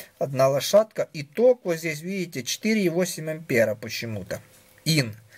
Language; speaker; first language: Russian; non-native, local second language; Ukrainian